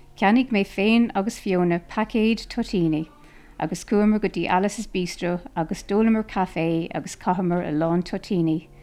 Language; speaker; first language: Irish; non-native, local second language; English